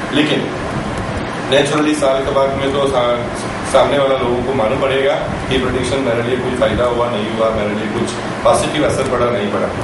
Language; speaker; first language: Hindi; non-native, local second language; Tamil